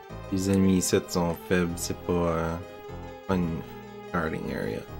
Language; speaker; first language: French; native; French